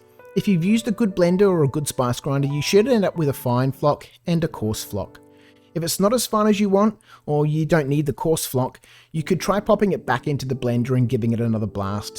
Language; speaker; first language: English; native; English